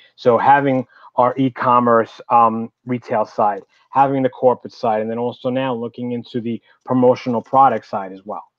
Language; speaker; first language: English; native; English